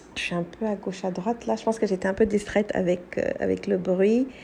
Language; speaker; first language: French; non-native, local second language; English